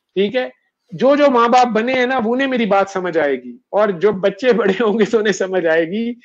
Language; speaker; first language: Urdu; non-native, local second language; Punjabi